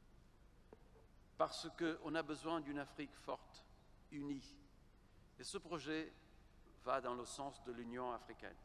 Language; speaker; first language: French; non-native, fluent; Kabuverdianu